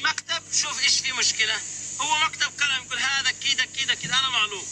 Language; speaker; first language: Arabic; native; Arabic